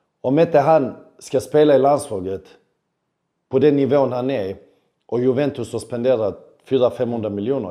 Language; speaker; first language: Swedish; early bilingual, other home language; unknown